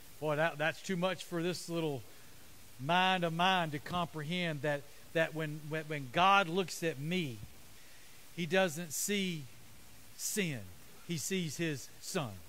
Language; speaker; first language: English; native; English